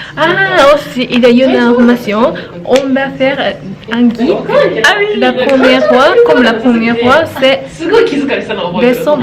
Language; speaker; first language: French; non-native, learner; Japanese